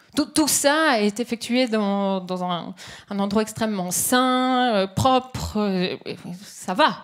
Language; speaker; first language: French; native; French